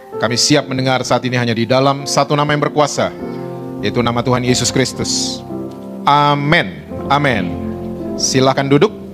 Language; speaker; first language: Indonesian; native; Indonesian